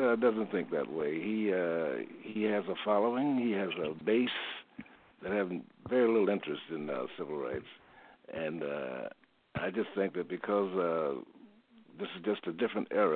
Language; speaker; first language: English; native; English